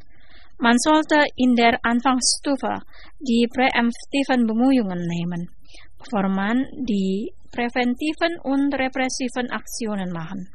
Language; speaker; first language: German; non-native, fluent; Indonesian